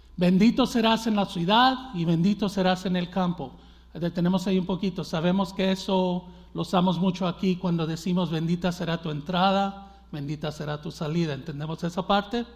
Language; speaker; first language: Spanish; early bilingual, heritage; Spanish